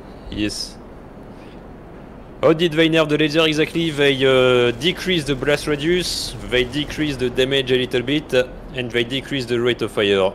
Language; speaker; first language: English; non-native, fluent; French